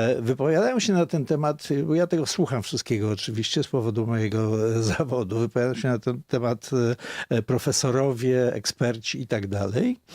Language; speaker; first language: Polish; native; Polish